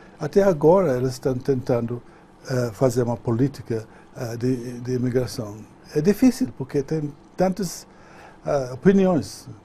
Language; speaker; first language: Portuguese; non-native, fluent; English